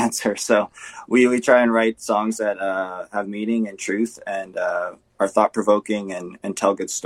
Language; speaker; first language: English; native; English